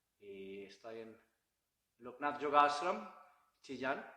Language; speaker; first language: Spanish; non-native, learner; Bangla